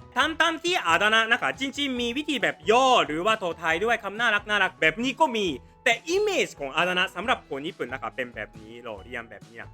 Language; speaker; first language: Thai; non-native, fluent; Japanese